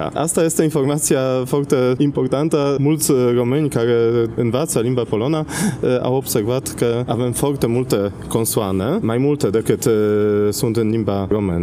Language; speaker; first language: Romanian; non-native, fluent; Polish